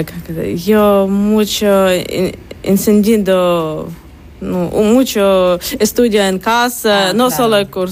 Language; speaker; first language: Spanish; non-native, learner; Ukrainian